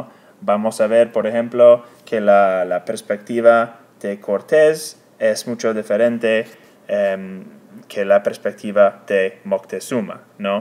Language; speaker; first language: Spanish; non-native, fluent; English